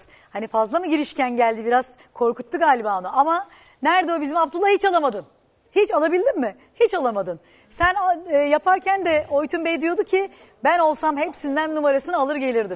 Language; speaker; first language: Turkish; native; Turkish